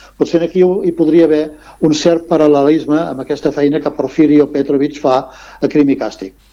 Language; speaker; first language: Catalan; non-native, local second language; Spanish